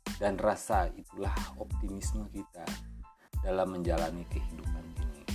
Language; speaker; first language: Indonesian; native; Indonesian